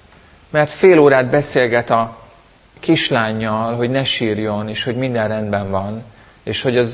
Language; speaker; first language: Hungarian; native; Hungarian